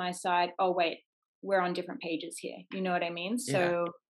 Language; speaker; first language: English; native; English